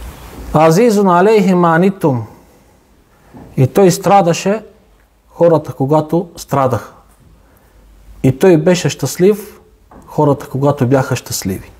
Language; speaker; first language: Bulgarian; non-native, local second language; Turkish